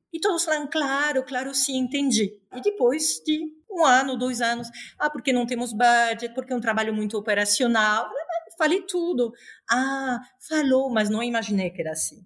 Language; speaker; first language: Portuguese; non-native, fluent; Spanish